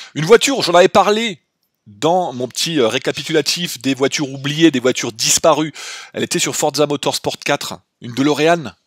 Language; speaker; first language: French; native; French